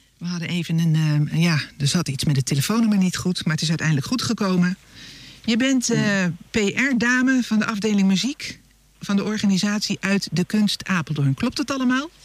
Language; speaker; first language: Dutch; native; Dutch